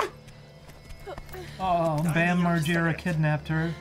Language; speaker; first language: English; native; English